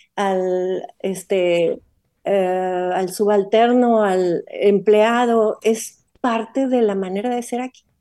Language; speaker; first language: Spanish; native; Spanish